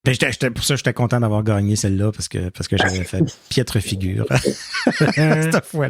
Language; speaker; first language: French; native; French